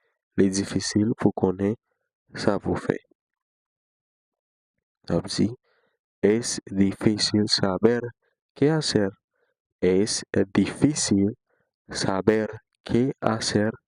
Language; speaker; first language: Spanish; non-native, fluent; Haitian Creole